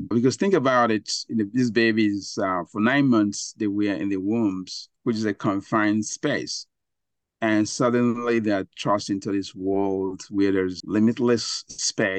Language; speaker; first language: English; non-native, local second language; Igbo